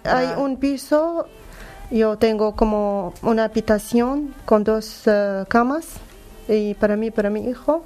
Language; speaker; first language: Spanish; non-native, learner; Arabic